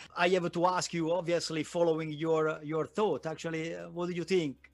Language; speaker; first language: English; non-native, fluent; Italian